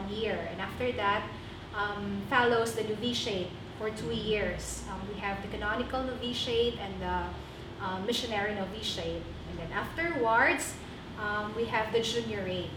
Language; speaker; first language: English; non-native, local second language; Cebuano